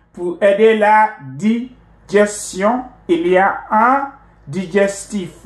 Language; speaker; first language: French; non-native, fluent; English